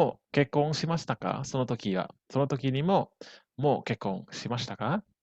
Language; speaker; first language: Japanese; non-native, fluent; Indonesian